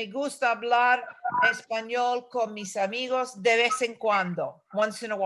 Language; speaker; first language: Spanish; non-native, fluent; English